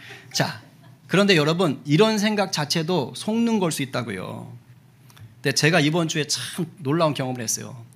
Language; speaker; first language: Korean; native; Korean